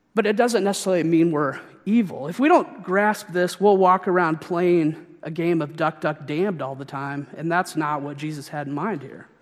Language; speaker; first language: English; native; English